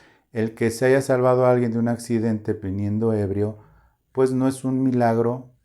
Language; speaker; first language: Spanish; native; Spanish